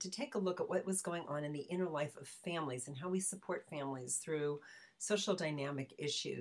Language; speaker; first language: English; native; English